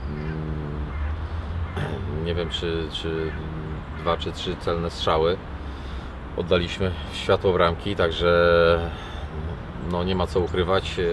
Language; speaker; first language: Polish; native; Polish